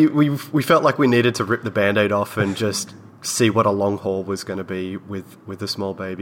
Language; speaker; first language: English; native; English